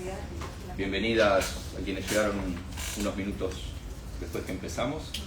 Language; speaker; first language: Spanish; native; Spanish